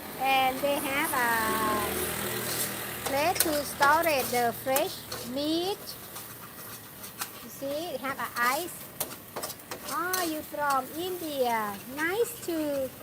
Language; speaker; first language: English; non-native, learner; Thai